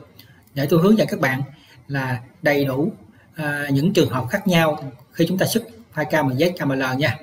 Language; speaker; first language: Vietnamese; native; Vietnamese